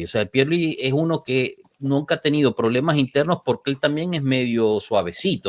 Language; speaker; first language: Spanish; native; Spanish